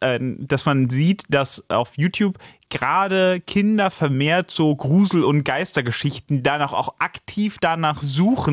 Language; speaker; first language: German; native; German